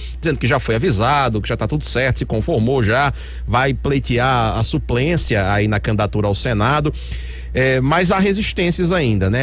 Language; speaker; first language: Portuguese; native; Portuguese